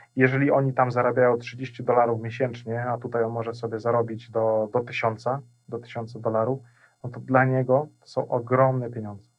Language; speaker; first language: Polish; non-native, fluent; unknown